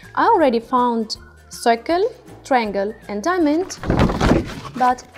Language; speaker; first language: English; non-native, fluent; Russian